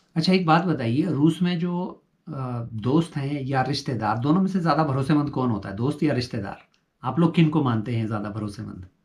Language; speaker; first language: Hindi; native; Hindi